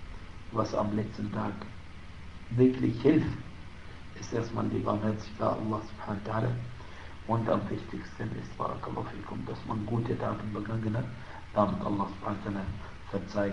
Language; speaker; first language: German; non-native, fluent; Arabic